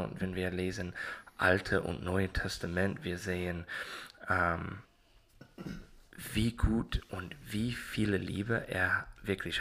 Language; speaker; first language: German; non-native, learner; English